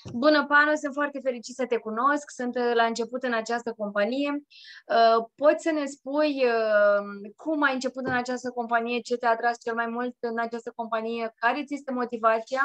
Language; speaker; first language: Romanian; native; Romanian